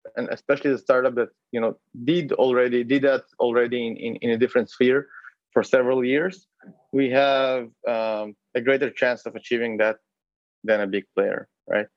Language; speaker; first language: English; non-native, fluent; Hebrew